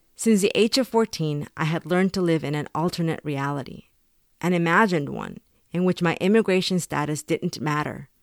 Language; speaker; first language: English; early bilingual, other home language; Spanish